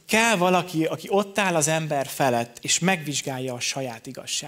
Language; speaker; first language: Hungarian; native; Hungarian